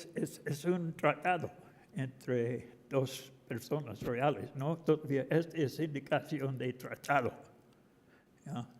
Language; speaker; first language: Spanish; non-native, fluent; English